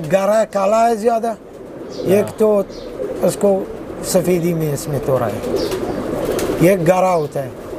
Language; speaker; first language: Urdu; non-native, learner; Arabic